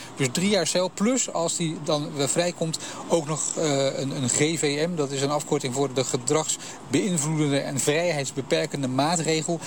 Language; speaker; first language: Dutch; native; Dutch